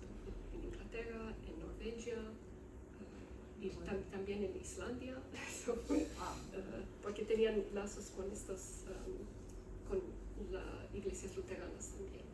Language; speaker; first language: Spanish; non-native, learner; Romanian